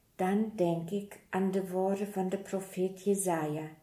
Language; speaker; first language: Dutch; non-native, fluent; German